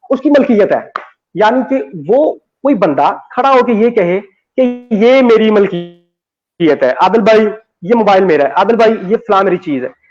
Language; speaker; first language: Hindi; non-native, local second language; Punjabi